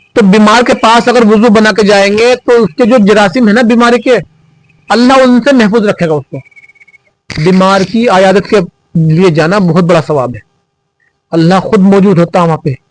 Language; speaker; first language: Urdu; native; Urdu